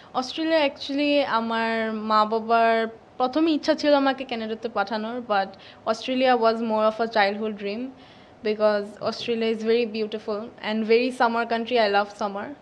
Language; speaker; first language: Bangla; early bilingual, heritage; Bangla